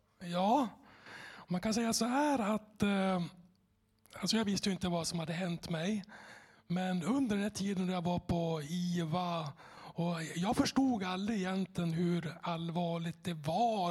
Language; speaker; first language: Swedish; native; Swedish